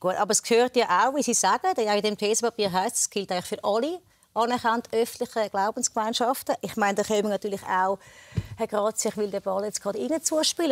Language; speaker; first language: German; native; German